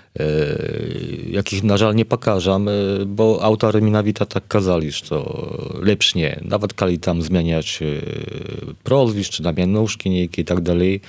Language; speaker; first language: Polish; non-native, learner; Belarusian